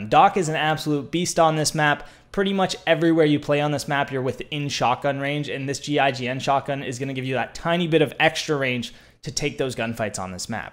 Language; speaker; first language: English; native; English